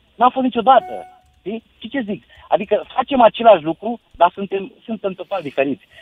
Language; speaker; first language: Romanian; native; Romanian